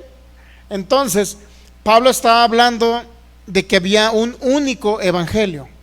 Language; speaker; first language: Spanish; native; Spanish